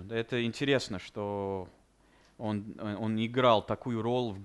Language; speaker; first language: Russian; non-native, fluent; English